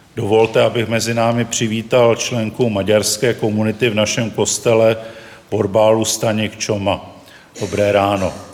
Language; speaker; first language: Czech; native; Czech